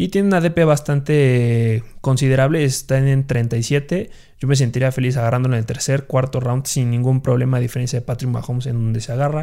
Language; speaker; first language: Spanish; native; Spanish